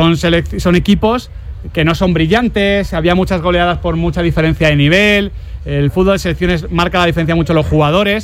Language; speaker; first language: Spanish; native; Spanish